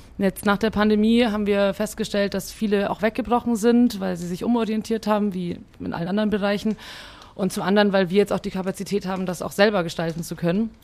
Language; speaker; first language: German; early bilingual, other home language; Hungarian